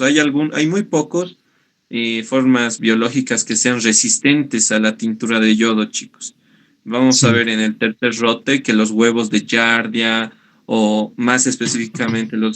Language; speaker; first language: Spanish; native; Spanish